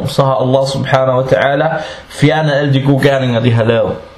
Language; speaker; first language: Danish; non-native, fluent; Arabic